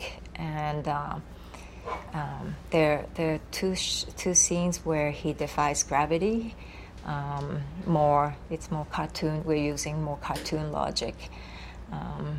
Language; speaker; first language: English; non-native, fluent; Japanese